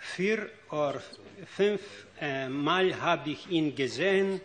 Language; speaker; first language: German; non-native, fluent; Ukrainian